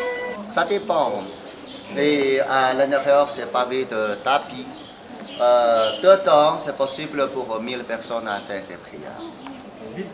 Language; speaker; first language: French; non-native, fluent; Chinese